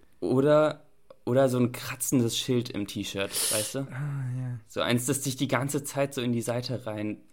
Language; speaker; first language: German; native; German